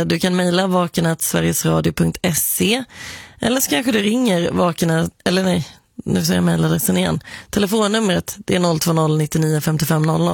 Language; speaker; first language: Swedish; native; Swedish